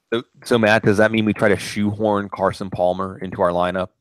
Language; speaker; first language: English; native; English